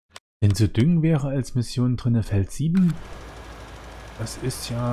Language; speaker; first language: German; native; German